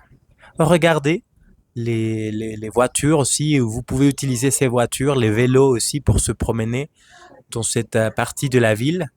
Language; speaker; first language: French; non-native, fluent; Spanish